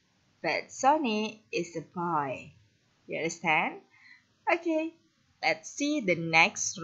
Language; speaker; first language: English; non-native, fluent; Indonesian